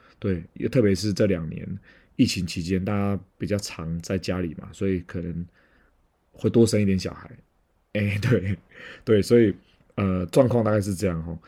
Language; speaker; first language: Chinese; native; Chinese